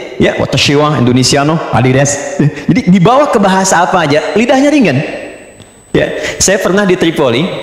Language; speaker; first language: Indonesian; native; Indonesian